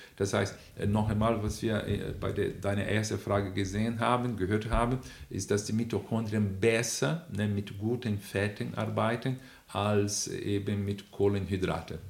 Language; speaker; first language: German; non-native, fluent; Portuguese